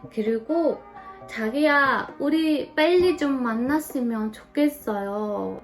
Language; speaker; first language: Korean; non-native, fluent; Mongolian